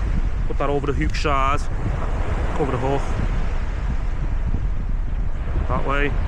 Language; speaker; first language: English; native; English